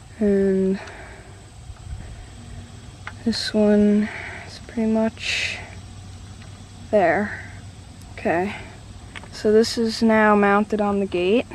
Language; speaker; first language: English; native; English